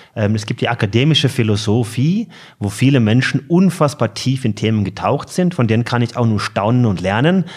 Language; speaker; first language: German; non-native, fluent; Norwegian